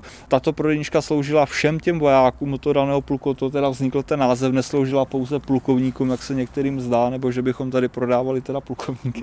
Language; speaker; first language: Czech; native; Czech